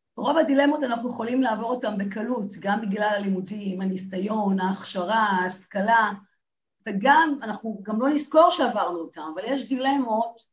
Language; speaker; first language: Hebrew; native; Hebrew